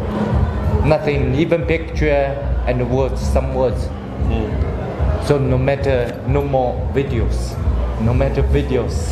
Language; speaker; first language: English; non-native, learner; Chinese